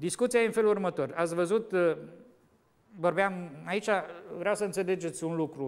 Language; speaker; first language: Romanian; native; Romanian